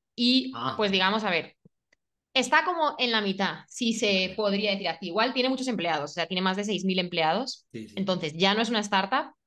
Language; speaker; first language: Spanish; native; Spanish